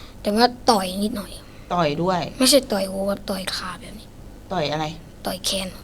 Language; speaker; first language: Thai; non-native, learner; Shan